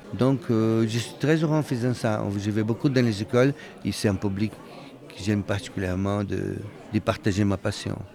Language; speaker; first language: French; non-native, fluent; Portuguese